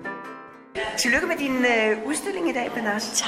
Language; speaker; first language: Danish; native; Danish